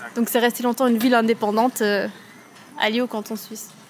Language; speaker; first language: French; native; French